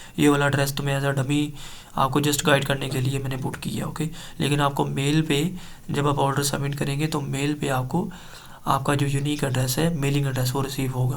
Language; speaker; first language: Urdu; non-native, local second language; Punjabi